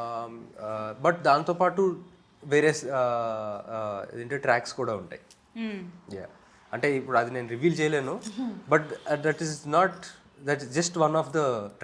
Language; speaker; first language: Telugu; native; Telugu